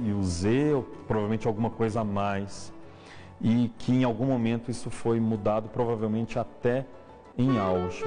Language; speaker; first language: Portuguese; native; Portuguese